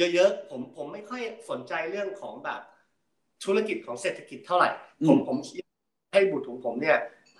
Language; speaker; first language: Thai; early bilingual, heritage; Thai